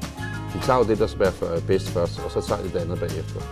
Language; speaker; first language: Danish; native; Danish